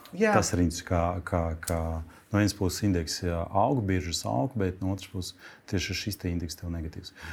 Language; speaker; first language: Latvian; non-native, local second language; Russian